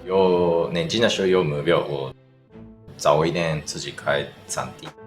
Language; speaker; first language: Chinese; non-native, learner; Japanese